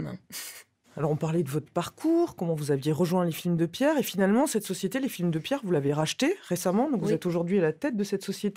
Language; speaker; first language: French; native; French